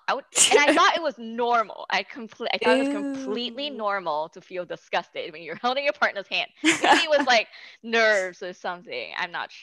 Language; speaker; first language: English; native; English